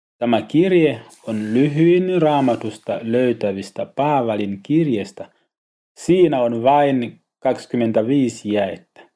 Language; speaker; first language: Finnish; non-native, learner; Swahili